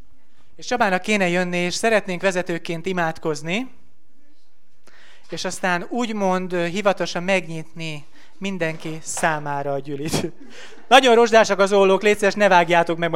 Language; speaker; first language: Hungarian; native; Hungarian